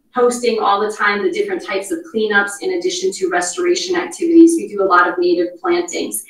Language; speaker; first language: English; native; English